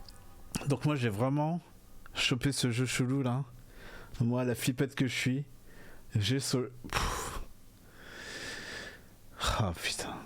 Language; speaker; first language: French; native; French